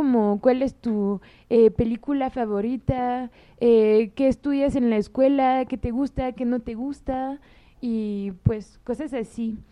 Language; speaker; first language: Spanish; non-native, fluent; French